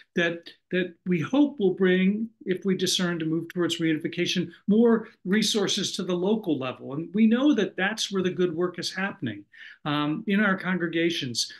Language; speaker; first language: English; native; English